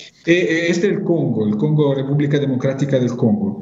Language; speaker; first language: Spanish; non-native, fluent; Italian